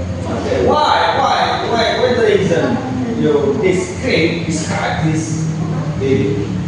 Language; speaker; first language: English; non-native, learner; Indonesian